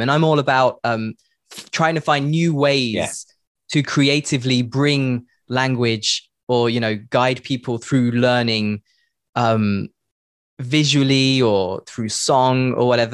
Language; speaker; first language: English; native; English